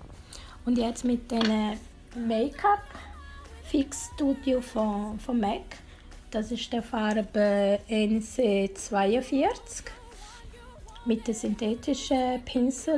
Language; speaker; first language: German; non-native, learner; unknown